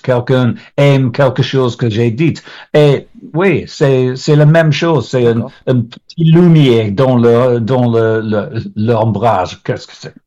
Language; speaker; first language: French; non-native, learner; English